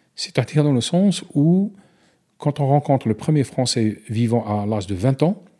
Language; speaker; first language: French; non-native, local second language; Arabic